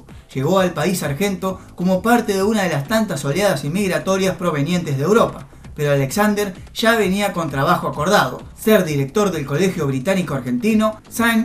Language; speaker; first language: Spanish; native; Spanish